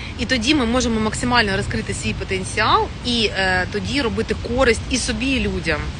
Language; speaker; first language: Ukrainian; non-native, local second language; Russian